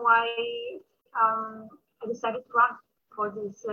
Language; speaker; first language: English; non-native, fluent; Amharic